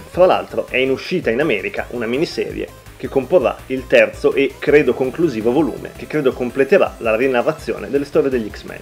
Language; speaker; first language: Italian; native; Italian